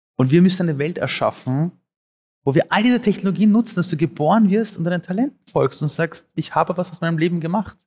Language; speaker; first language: German; early bilingual, other home language; Persian